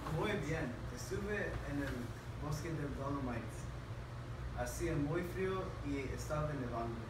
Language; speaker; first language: Spanish; non-native, learner; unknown